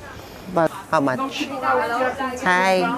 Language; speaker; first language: English; non-native, local second language; Filipino